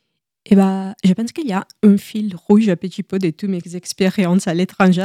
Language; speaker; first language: French; non-native, learner; Italian